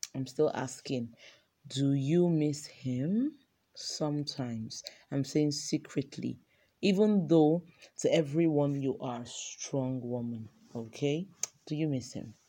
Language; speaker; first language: English; non-native, local second language; Yoruba